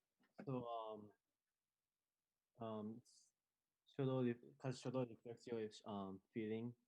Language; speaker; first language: English; non-native, fluent; Japanese